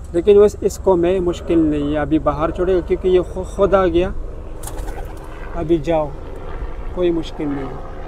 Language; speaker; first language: Hindi; non-native, fluent; Pashto